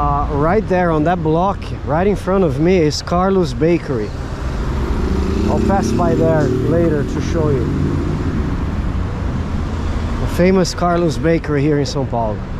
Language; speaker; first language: English; non-native, fluent; Portuguese